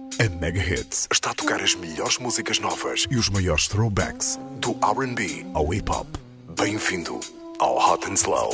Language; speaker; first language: Portuguese; native; Portuguese